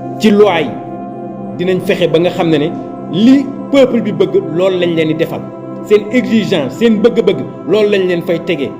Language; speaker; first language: Wolof; native; Wolof